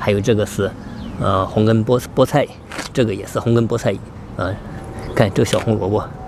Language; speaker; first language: Chinese; native; Chinese